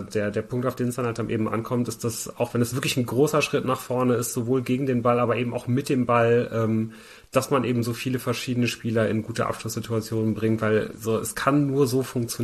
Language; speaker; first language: German; native; German